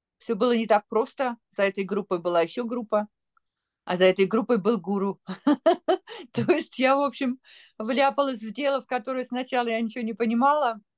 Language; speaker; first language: Russian; native; Russian